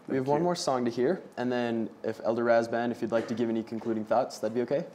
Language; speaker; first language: English; native; English